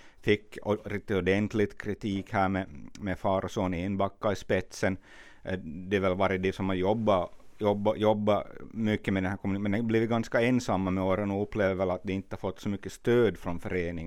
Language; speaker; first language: Swedish; native; Swedish